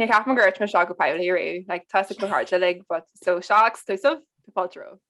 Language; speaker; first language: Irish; non-native, local second language; English